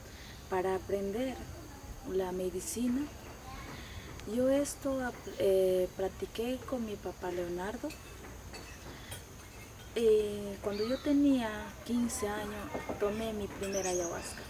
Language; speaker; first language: Spanish; non-native, local second language; Shipibo-Conibo